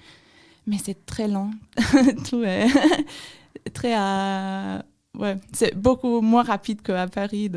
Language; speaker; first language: French; non-native, fluent; German